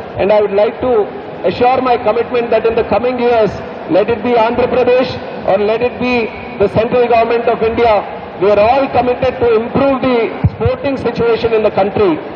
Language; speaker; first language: English; non-native, local second language; Telugu